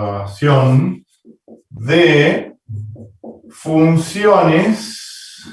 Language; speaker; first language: Spanish; native; Spanish